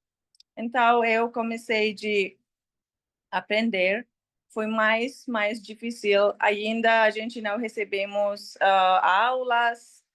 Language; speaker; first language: Portuguese; non-native, learner; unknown